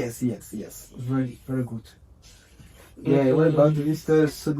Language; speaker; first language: English; non-native, learner; French